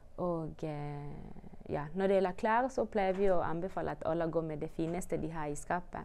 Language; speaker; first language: Norwegian; early bilingual, other home language; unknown